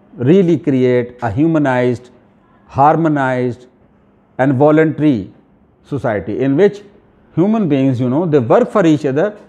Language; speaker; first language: English; non-native, local second language; Urdu